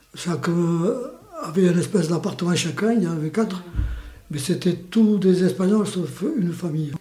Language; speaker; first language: French; early bilingual, other home language; Spanish